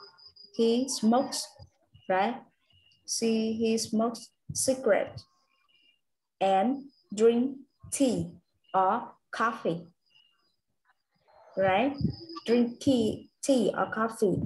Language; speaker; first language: English; non-native, learner; Vietnamese